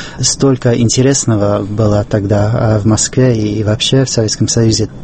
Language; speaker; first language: Russian; non-native, fluent; English